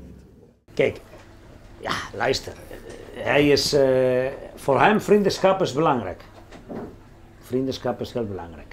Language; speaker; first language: Dutch; non-native, learner; Spanish